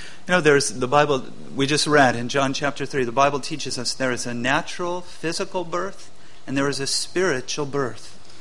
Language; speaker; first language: English; native; English